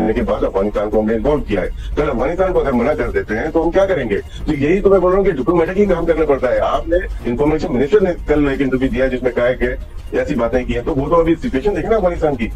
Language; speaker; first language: Urdu; native; Urdu